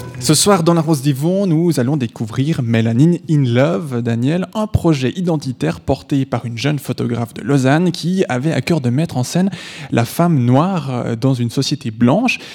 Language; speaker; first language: French; native; French